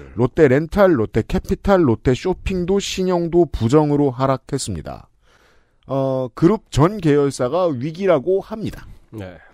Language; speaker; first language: Korean; native; Korean